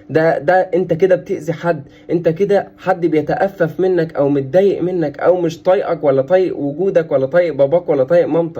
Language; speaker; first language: Arabic; native; Arabic